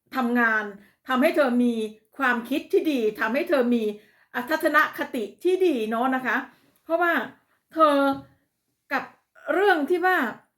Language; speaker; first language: Thai; native; Thai